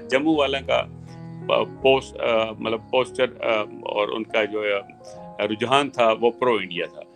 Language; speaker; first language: Urdu; native; Urdu